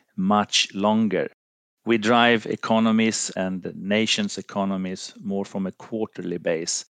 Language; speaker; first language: English; non-native, fluent; Finnish